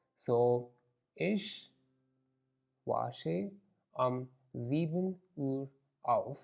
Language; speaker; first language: German; non-native, learner; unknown